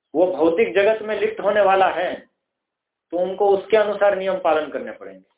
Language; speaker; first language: Hindi; non-native, local second language; Gujarati